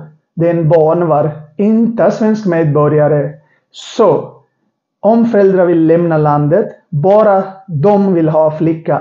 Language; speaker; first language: Swedish; non-native, learner; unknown